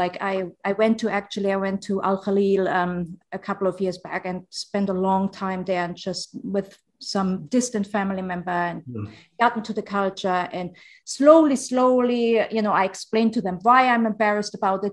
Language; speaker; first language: English; non-native, fluent; German